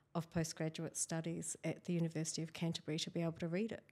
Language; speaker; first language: English; native; English